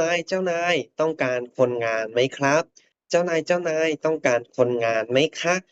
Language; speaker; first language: Thai; non-native, fluent; Burmese